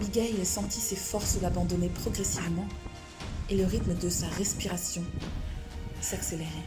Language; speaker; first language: French; native; French